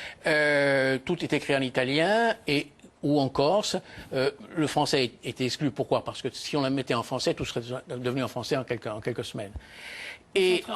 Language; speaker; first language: French; native; French